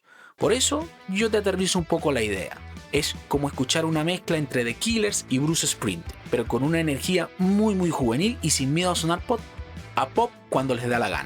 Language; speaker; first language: Spanish; native; Spanish